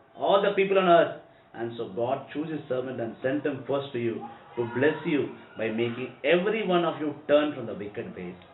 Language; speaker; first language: English; non-native, local second language; Telugu